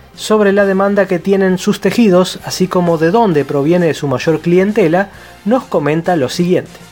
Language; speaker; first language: Spanish; native; Spanish